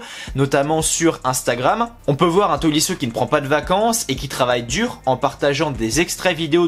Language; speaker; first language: French; native; French